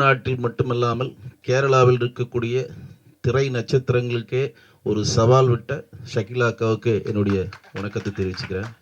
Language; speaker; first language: Tamil; native; Tamil